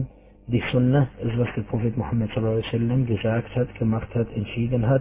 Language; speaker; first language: German; non-native, fluent; Arabic